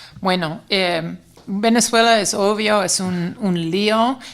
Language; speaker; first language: Spanish; non-native, fluent; English